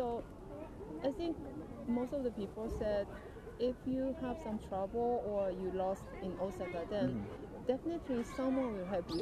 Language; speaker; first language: English; non-native, learner; Japanese